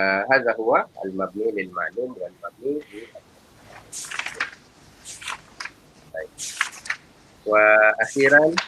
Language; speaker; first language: Arabic; non-native, fluent; Malay